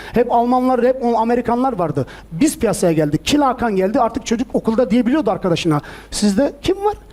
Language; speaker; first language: Turkish; early bilingual, heritage; Turkish